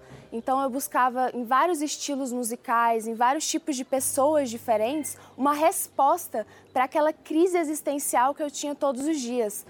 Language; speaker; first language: Portuguese; early bilingual, other home language; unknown